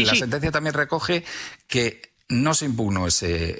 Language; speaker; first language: Spanish; native; Spanish